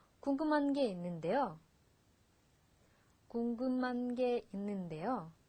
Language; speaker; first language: Korean; non-native, fluent; Russian